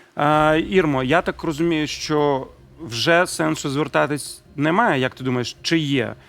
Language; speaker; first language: Ukrainian; non-native, local second language; Russian